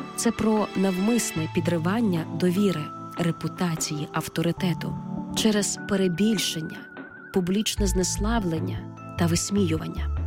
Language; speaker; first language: Ukrainian; native; Ukrainian